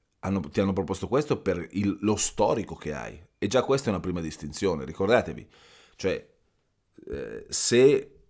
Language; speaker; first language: Italian; native; Italian